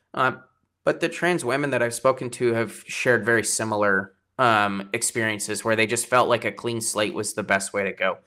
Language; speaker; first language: English; native; English